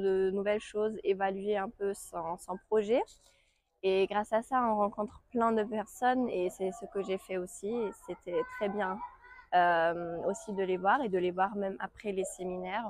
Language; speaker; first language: French; non-native, fluent; German